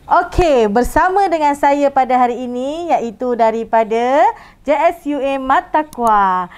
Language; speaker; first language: Malay; native; Malay